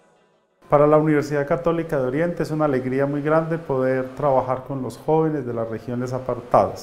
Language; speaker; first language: Spanish; native; Spanish